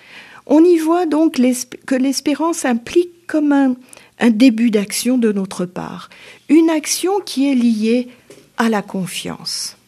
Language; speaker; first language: French; native; French